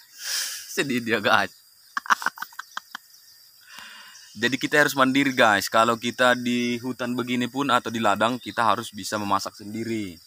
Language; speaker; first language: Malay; non-native, local second language; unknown